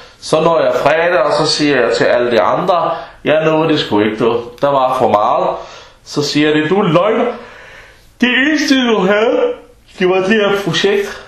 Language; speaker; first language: Danish; early bilingual, other home language; Arabic